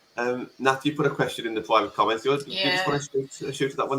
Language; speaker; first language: English; native; English